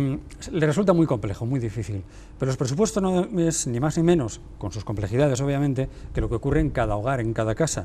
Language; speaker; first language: Spanish; native; Spanish